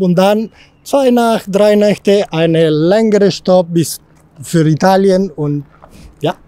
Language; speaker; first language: German; non-native, learner; Spanish